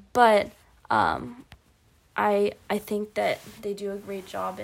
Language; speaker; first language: English; native; English